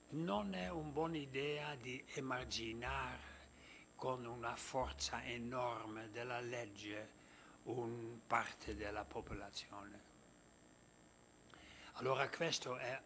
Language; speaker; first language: Italian; non-native, fluent; Dutch